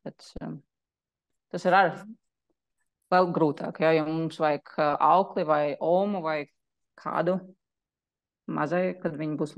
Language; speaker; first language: Latvian; non-native, local second language; Russian